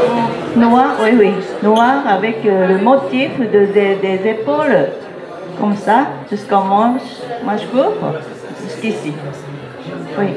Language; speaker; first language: French; non-native, learner; Japanese